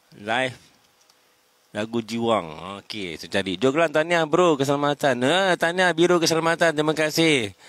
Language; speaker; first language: Malay; native; Malay